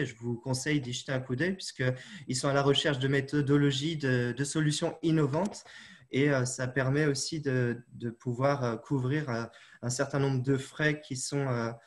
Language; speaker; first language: French; native; French